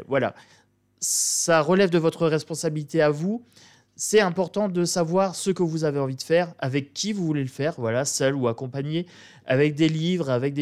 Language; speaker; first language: French; native; French